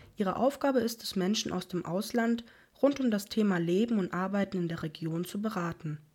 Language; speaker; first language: German; native; German